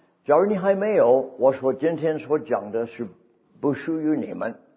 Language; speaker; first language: Chinese; non-native, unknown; English